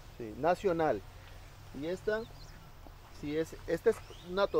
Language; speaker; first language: Spanish; native; Spanish